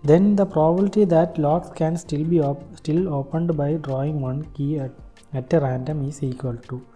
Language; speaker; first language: English; non-native, local second language; Malayalam